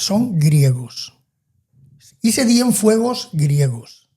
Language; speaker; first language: Spanish; non-native, local second language; Catalan